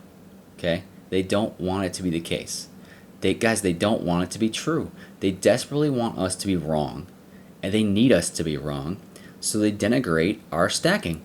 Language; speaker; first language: English; native; English